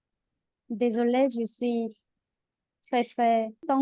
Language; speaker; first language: French; non-native, learner; Korean